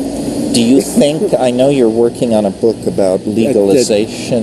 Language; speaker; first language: English; native; English